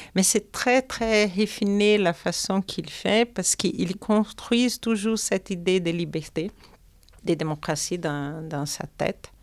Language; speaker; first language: French; non-native, fluent; Portuguese